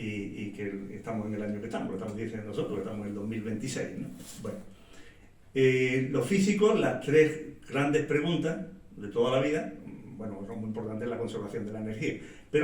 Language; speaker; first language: Spanish; native; Spanish